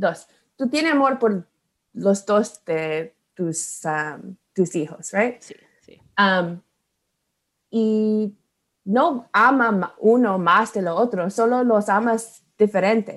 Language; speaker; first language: Spanish; non-native, learner; English